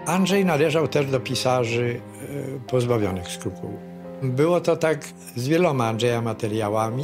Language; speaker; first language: Polish; native; Polish